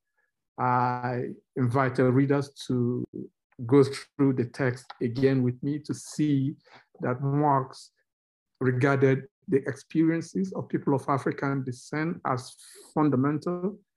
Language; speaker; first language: English; non-native, local second language; Igbo